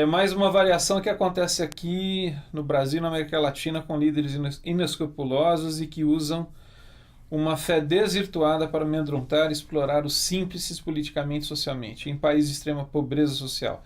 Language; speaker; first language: Portuguese; native; Portuguese